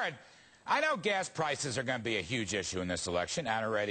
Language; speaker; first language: English; native; English